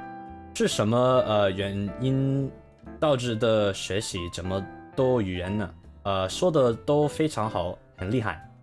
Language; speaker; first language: Chinese; non-native, learner; English